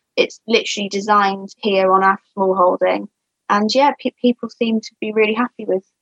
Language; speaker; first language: English; native; English